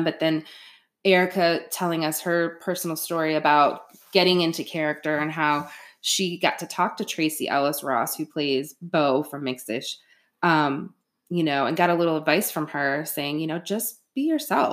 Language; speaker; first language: English; native; English